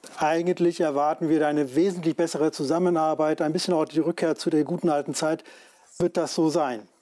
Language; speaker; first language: German; native; German